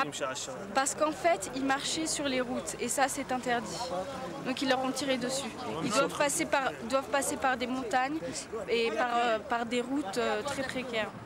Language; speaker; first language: French; non-native, fluent; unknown